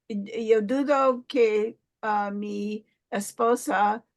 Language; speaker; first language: Spanish; non-native, learner; English